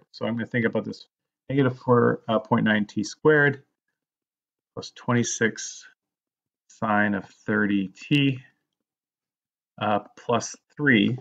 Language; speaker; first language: English; native; English